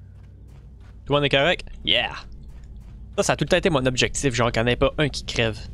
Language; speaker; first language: French; native; French